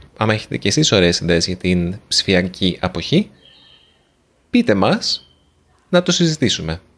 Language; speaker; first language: Greek; native; Greek